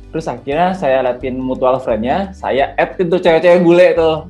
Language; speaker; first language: Indonesian; native; Indonesian